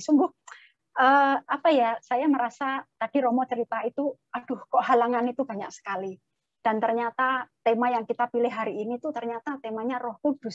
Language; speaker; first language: Indonesian; native; Indonesian